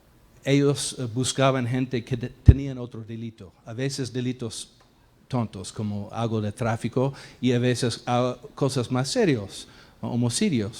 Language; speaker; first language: Spanish; non-native, fluent; English